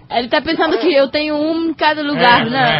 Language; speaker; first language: Portuguese; non-native, learner; Spanish